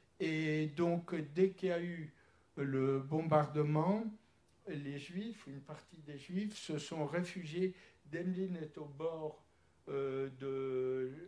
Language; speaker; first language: French; early bilingual, other home language; Yiddish